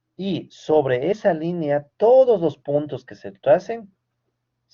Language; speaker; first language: Spanish; native; Spanish